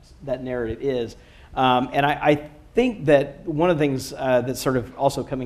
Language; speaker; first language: English; native; English